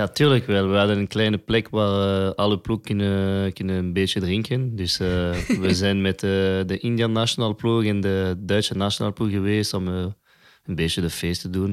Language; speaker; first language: Dutch; non-native, local second language; French